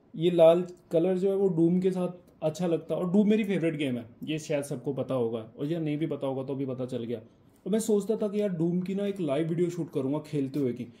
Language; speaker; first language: Hindi; non-native, local second language; Punjabi